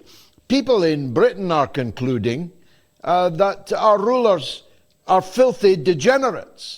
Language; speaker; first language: English; native; English